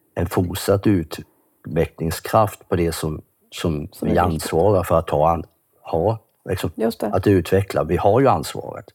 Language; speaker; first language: Swedish; native; Swedish